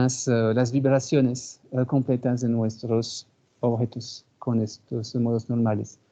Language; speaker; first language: Spanish; non-native, fluent; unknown